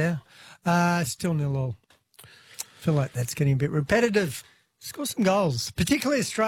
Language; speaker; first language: English; native; English